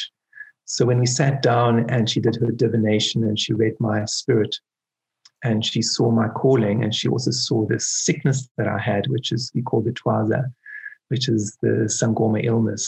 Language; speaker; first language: English; native; English